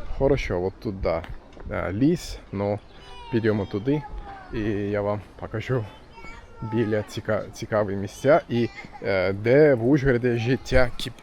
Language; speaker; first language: Ukrainian; non-native, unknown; Turkish